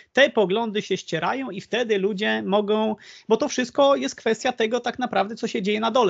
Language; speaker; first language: Polish; native; Polish